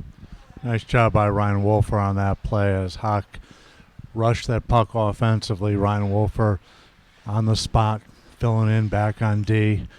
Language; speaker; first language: English; native; English